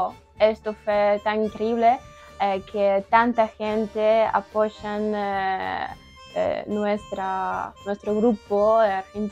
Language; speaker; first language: Spanish; non-native, learner; Ukrainian